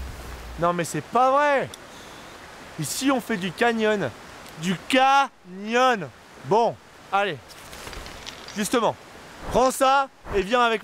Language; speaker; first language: French; native; French